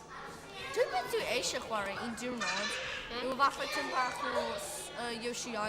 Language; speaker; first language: Welsh; non-native, local second language; English